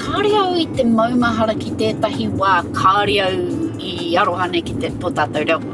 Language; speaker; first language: Māori; non-native, local second language; English